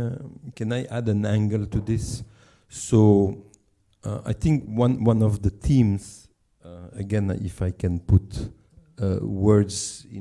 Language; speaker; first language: English; non-native, fluent; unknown